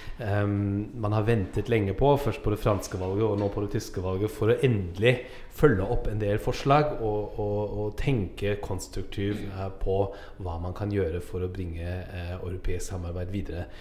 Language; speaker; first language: Norwegian; non-native, fluent; German